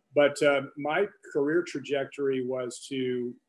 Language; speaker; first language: English; native; English